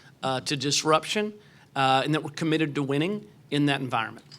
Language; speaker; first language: English; native; English